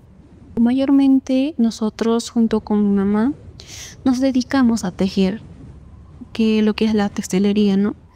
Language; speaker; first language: Spanish; non-native, local second language; Quechua